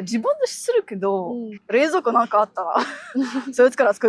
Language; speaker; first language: Japanese; non-native, learner; Ukrainian